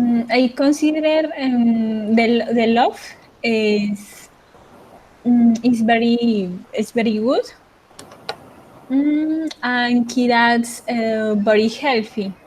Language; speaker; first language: English; non-native, learner; Spanish